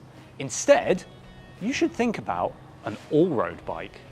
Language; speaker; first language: English; native; English